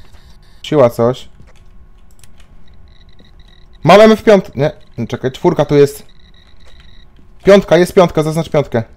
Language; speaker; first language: Polish; native; Polish